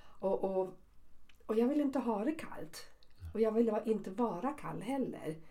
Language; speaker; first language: Swedish; early bilingual, other home language; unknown